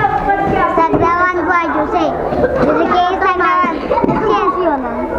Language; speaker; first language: Spanish; native; Spanish